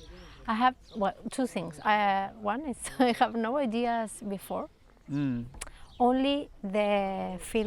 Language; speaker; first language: English; non-native, learner; Spanish